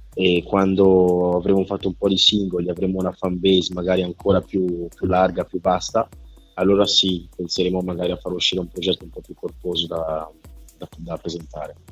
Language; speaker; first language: Italian; early bilingual, other home language; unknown